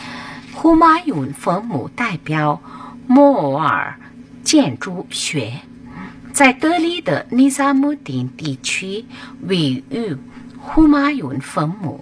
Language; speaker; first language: Chinese; non-native, learner; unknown